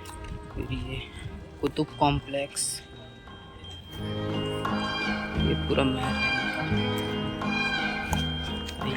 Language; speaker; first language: Hindi; native; Hindi